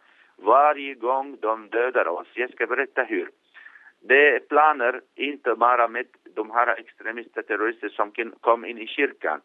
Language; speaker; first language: Swedish; non-native, fluent; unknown